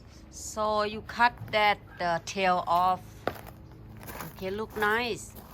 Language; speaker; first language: English; non-native, learner; Thai